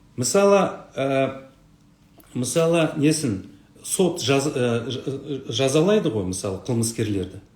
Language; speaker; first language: Kazakh; non-native, local second language; Russian